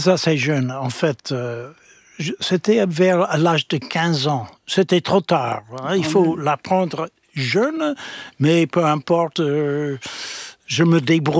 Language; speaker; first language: French; non-native, fluent; English